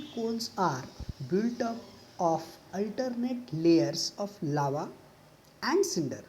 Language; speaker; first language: English; non-native, local second language; Marathi